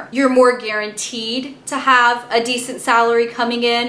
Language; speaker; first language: English; native; English